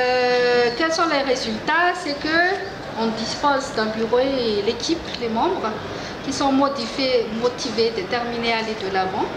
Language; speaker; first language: French; non-native, local second language; Malagasy